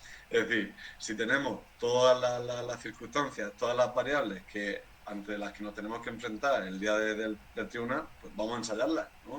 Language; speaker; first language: Spanish; native; Spanish